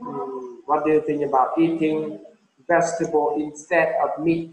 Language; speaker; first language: English; non-native, fluent; Vietnamese